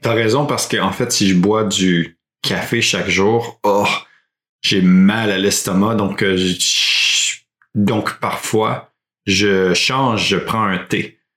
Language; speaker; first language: French; early bilingual, heritage; French